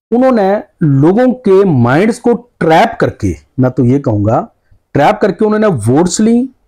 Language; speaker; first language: Hindi; native; Hindi